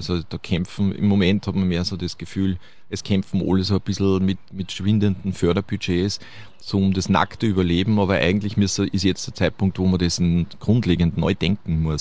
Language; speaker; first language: German; native; German